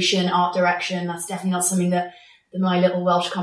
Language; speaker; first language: English; native; English